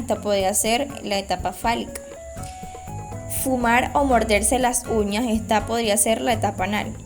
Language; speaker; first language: Spanish; native; Spanish